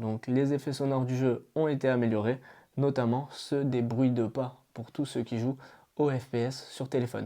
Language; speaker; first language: French; native; French